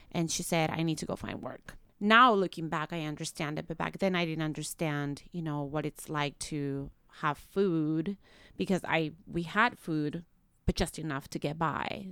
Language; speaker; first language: English; early bilingual, other home language; Spanish